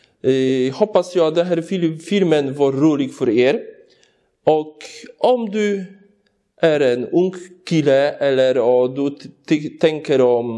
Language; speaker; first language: Swedish; non-native, learner; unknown